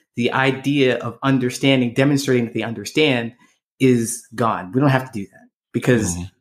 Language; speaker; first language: English; native; English